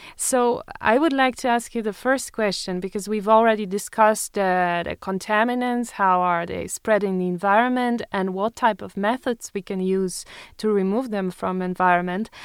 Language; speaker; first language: English; non-native, fluent; Polish